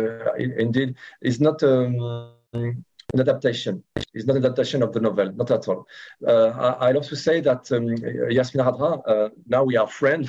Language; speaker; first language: English; non-native, learner; French